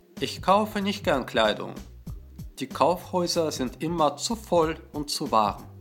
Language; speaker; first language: German; non-native, fluent; Russian